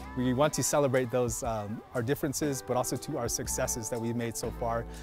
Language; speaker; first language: English; native; English